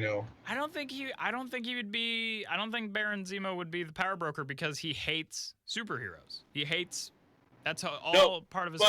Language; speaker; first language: English; native; English